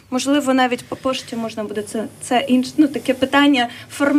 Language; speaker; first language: Ukrainian; native; Ukrainian